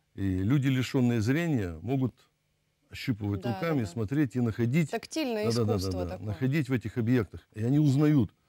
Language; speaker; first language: Russian; native; Russian